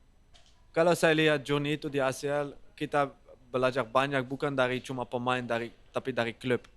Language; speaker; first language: Indonesian; non-native, fluent; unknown